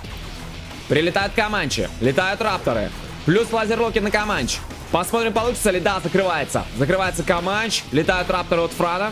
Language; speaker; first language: Russian; native; Russian